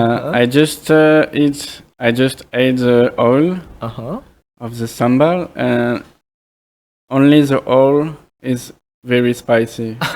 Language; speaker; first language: English; non-native, fluent; French